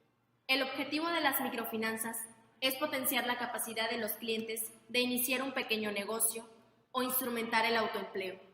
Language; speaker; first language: Spanish; native; Spanish